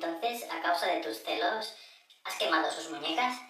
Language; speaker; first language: Spanish; native; Spanish